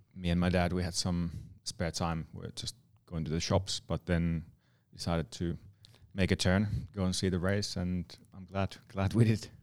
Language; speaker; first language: English; non-native, fluent; Finnish